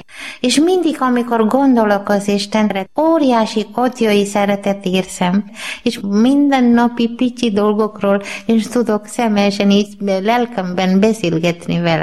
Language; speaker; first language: Hungarian; non-native, learner; Malayalam